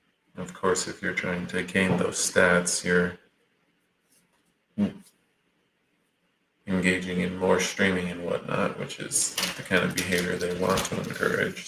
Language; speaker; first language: English; native; English